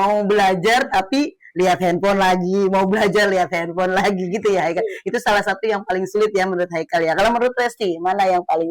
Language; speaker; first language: Indonesian; native; Indonesian